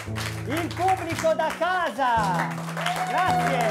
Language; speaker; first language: Italian; native; Italian